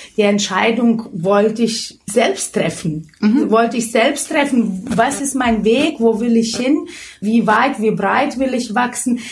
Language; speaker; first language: German; non-native, fluent; Lithuanian